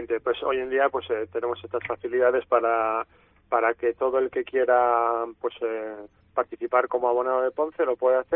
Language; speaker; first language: Spanish; native; Spanish